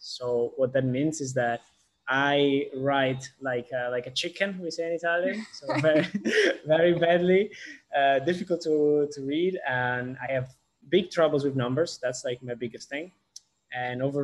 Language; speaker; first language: English; non-native, fluent; Italian